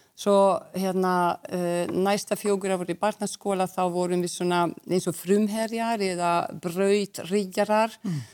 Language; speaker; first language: Icelandic; non-native, fluent; Hungarian